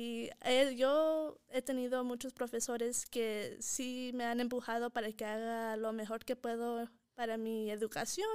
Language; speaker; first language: Spanish; early bilingual, heritage; Spanish